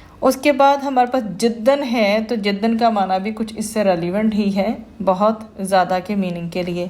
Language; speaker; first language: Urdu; native; Urdu